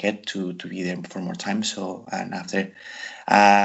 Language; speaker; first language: English; non-native, fluent; Spanish